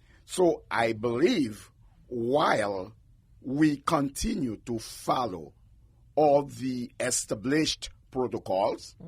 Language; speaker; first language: English; non-native, fluent; Haitian Creole